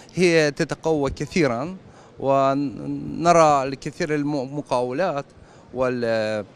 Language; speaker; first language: Arabic; non-native, fluent; Russian